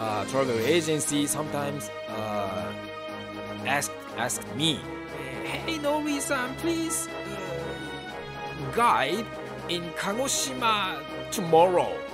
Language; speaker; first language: English; non-native, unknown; Japanese